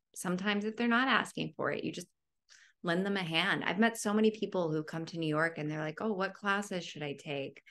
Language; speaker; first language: English; native; English